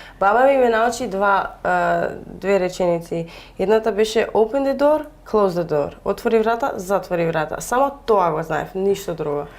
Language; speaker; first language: Macedonian; early bilingual, heritage; Macedonian